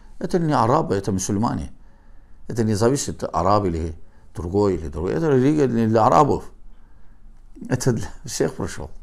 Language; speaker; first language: Russian; non-native, learner; Azerbaijani